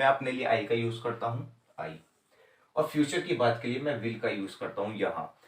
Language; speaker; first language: Hindi; native; Hindi